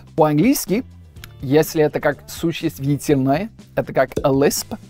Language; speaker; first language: Russian; non-native, fluent; English